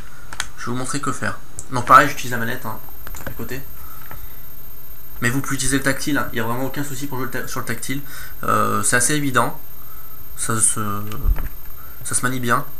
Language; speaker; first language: French; native; French